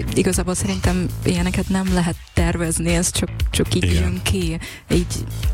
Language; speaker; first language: Hungarian; non-native, learner; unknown